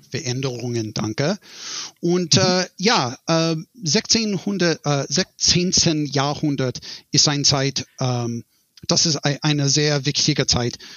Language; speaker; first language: German; non-native, learner; English